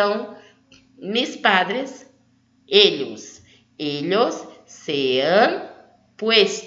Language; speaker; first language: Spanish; non-native, learner; Portuguese